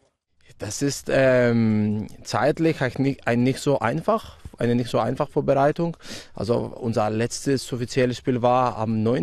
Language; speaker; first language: German; non-native, fluent; Greek